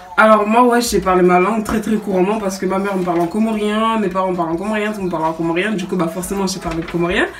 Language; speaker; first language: French; early bilingual, other home language; Ngazidja Comorian